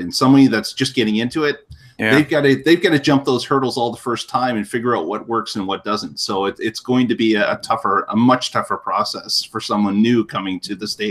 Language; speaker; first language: English; native; English